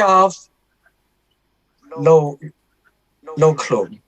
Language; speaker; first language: Hebrew; non-native, learner; English